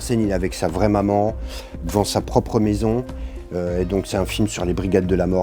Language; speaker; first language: French; native; French